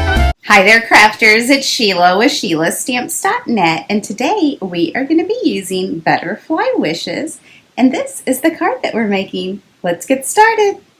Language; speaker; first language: English; native; English